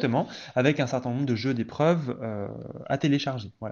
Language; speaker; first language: French; native; French